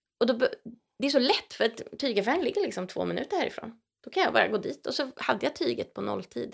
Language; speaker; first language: Swedish; native; Swedish